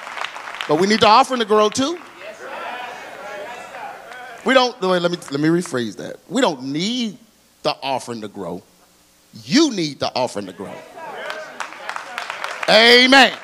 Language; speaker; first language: English; native; English